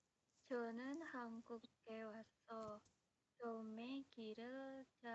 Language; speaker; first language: Korean; non-native, learner; Indonesian